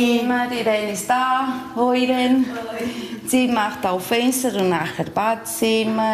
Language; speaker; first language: German; non-native, learner; Portuguese